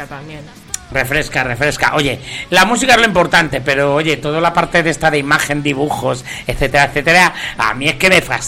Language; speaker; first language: Spanish; native; Spanish